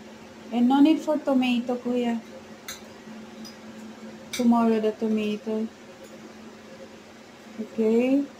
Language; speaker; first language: English; non-native, local second language; Filipino